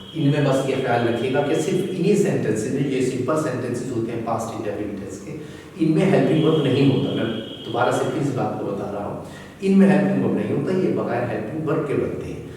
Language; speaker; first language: Hindi; native; Hindi